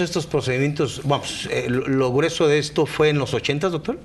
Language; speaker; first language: Spanish; native; Spanish